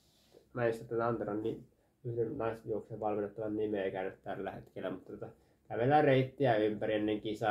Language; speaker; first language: Finnish; native; Finnish